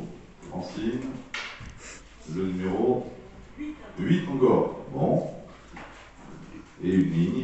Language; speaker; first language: French; native; French